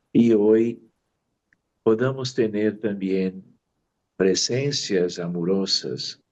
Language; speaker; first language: Spanish; non-native, fluent; Portuguese